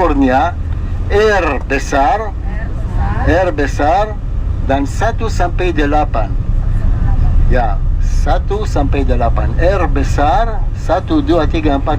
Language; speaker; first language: Indonesian; non-native, fluent; Hebrew